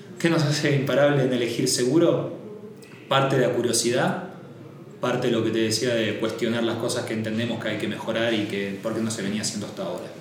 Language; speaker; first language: Spanish; native; Spanish